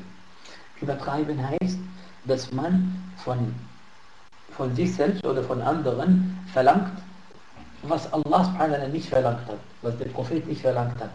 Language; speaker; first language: German; non-native, fluent; Arabic